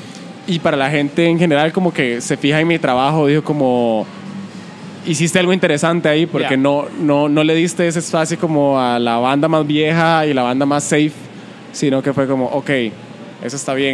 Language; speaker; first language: Spanish; native; Spanish